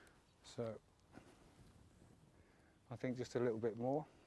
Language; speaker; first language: English; native; English